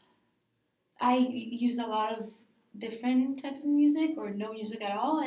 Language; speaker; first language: English; non-native, fluent; Greek